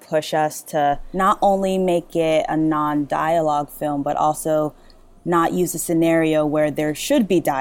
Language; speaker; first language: English; native; English